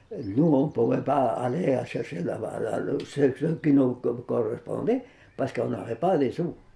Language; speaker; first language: French; non-native, fluent; Spanish